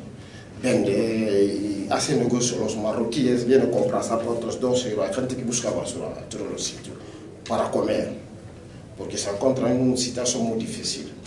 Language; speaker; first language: Spanish; non-native, local second language; French